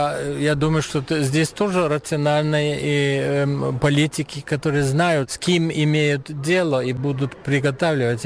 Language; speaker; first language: Russian; non-native, fluent; German